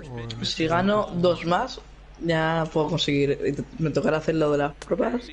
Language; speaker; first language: Spanish; native; Spanish